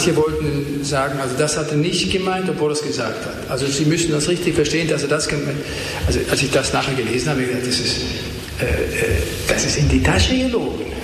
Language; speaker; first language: German; native; German